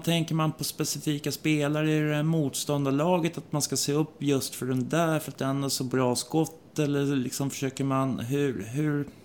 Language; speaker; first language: Swedish; native; Swedish